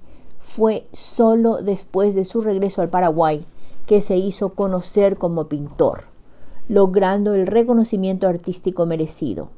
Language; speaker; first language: Spanish; native; Spanish